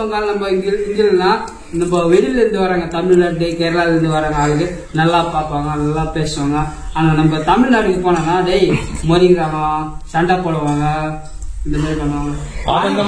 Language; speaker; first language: Tamil; non-native, fluent; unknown